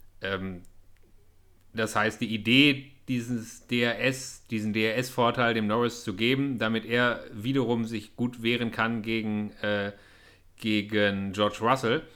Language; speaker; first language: German; native; German